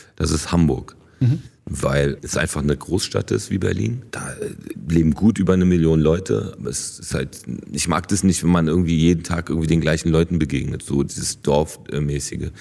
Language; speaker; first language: German; early bilingual, other home language; Polish